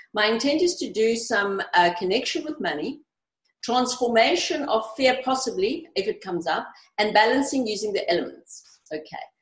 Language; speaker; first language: English; early bilingual, other home language; Greek